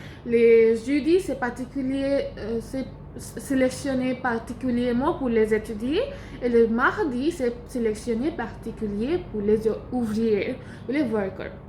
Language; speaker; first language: French; non-native, learner; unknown